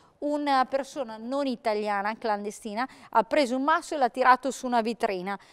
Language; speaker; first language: Italian; native; Italian